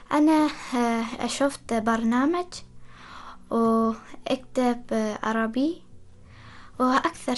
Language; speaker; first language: Arabic; non-native, learner; Persian